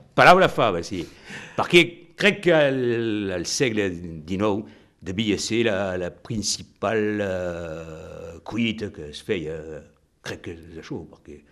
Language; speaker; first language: Catalan; non-native, local second language; French